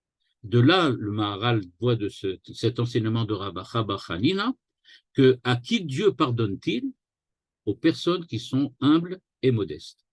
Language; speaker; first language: French; native; French